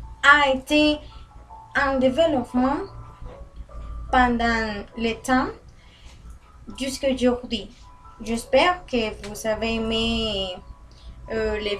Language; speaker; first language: French; non-native, learner; Spanish